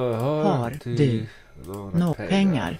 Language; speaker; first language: Swedish; non-native, learner; English